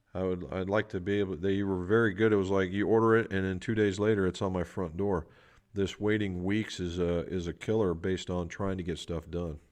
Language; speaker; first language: English; native; English